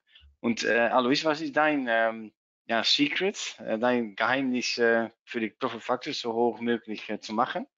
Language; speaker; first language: German; non-native, learner; Dutch